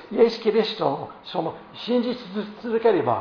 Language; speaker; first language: Japanese; non-native, fluent; English